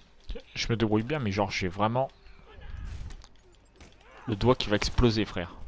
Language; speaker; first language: French; native; French